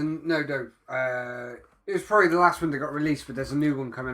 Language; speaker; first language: English; native; English